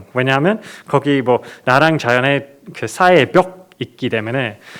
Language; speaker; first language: Korean; non-native, fluent; English